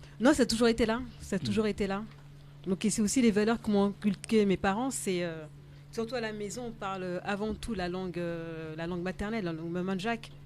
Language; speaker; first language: French; early bilingual, other home language; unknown